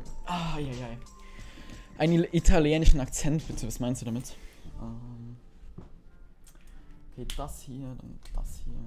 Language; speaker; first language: German; native; German